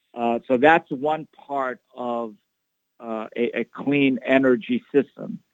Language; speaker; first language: English; non-native, local second language; Filipino